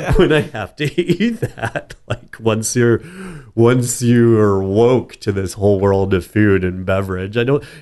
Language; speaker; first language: English; native; English